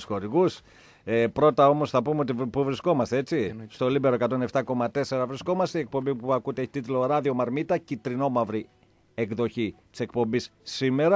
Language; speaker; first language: Greek; native; Greek